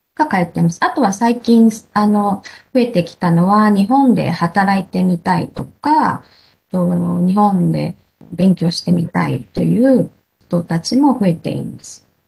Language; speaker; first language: Japanese; native; Japanese